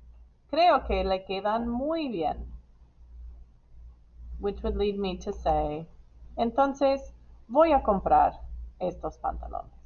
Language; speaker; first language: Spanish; non-native, fluent; English